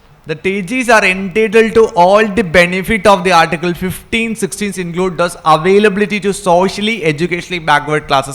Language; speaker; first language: English; non-native, local second language; Malayalam